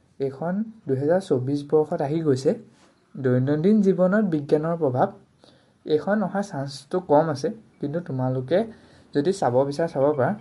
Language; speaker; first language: Assamese; native; Assamese